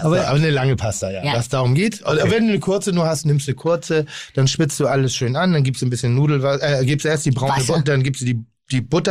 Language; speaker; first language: German; native; German